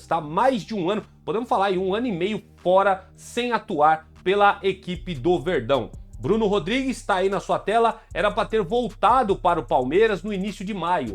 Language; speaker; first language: Portuguese; native; Portuguese